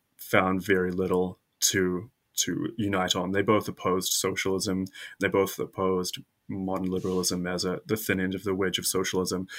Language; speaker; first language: English; native; English